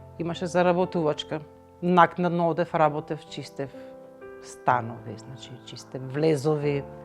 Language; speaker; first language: Macedonian; native; Macedonian